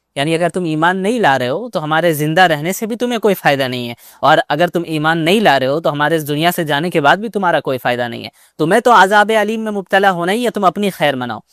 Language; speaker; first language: Urdu; native; Urdu